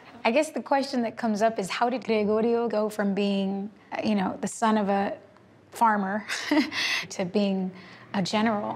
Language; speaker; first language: English; early bilingual, other home language; Spanish